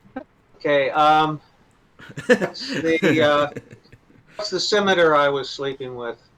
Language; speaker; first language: English; native; English